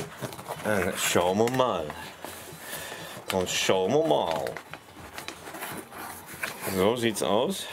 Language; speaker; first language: German; native; German